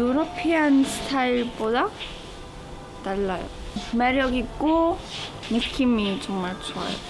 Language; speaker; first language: Korean; non-native, learner; Polish